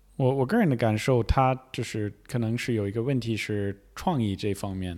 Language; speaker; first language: Chinese; non-native, fluent; English